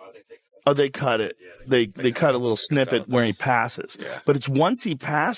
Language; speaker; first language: English; native; English